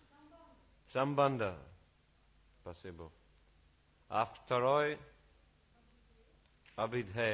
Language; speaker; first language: Russian; non-native, learner; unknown